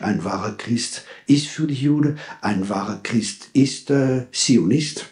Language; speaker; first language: German; non-native, fluent; French